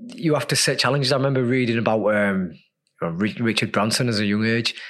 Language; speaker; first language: English; native; English